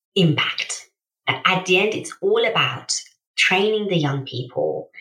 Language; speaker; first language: English; early bilingual, other home language; Persian